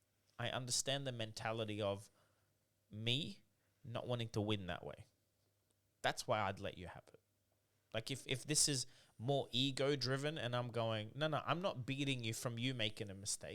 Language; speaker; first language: English; native; English